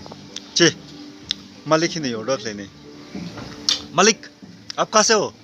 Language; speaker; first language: Hindi; non-native, local second language; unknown